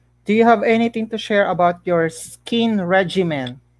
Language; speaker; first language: English; non-native, local second language; Filipino